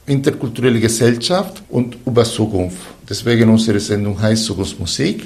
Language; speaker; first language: German; non-native, fluent; Spanish